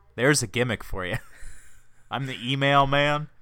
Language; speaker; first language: English; native; English